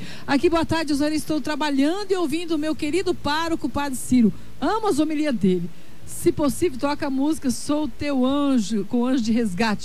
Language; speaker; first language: Portuguese; native; Portuguese